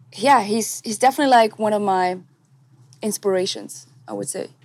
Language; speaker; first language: English; non-native, fluent; Tamil